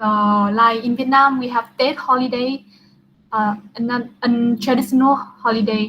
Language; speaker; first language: English; non-native, learner; Vietnamese